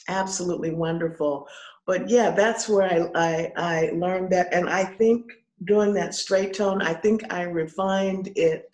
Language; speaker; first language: English; native; English